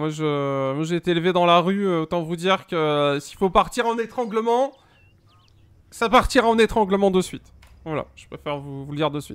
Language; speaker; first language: French; native; French